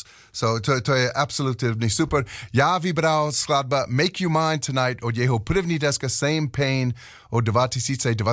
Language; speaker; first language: Czech; non-native, learner; English